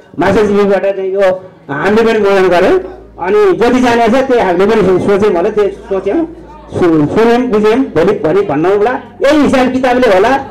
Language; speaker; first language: Nepali; non-native, local second language; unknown